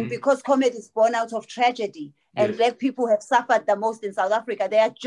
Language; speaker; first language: English; non-native, local second language; Zulu